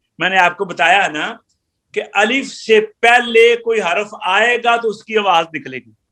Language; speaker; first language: Urdu; non-native, local second language; Punjabi